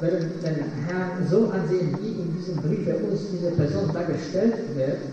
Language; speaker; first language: German; non-native, fluent; Polish